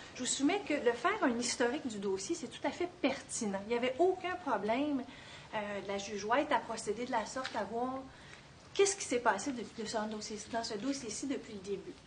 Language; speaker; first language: French; native; French